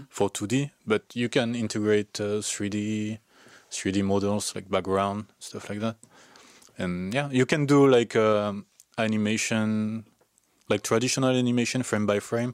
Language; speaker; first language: English; non-native, fluent; French